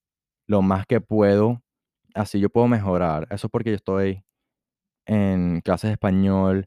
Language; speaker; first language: Spanish; early bilingual, heritage; Spanish